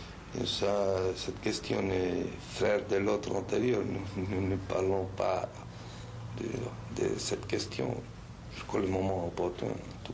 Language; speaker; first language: French; non-native, fluent; Spanish